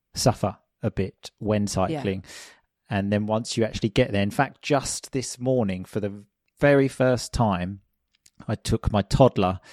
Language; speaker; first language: English; native; English